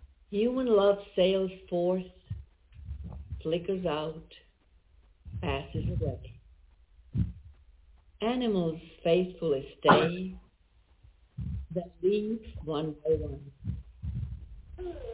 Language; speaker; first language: English; non-native, fluent; Czech